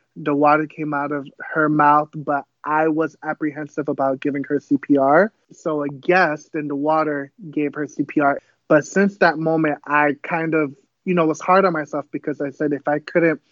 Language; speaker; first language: English; early bilingual, other home language; Kabuverdianu